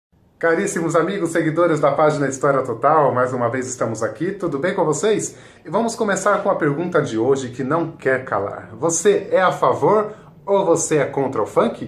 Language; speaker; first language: Portuguese; native; Portuguese